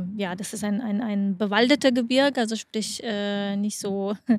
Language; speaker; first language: German; non-native, fluent; Lithuanian